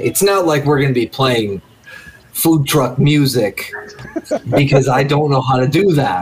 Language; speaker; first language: English; native; English